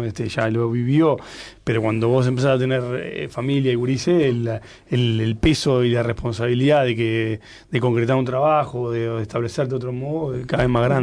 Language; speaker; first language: Spanish; native; Spanish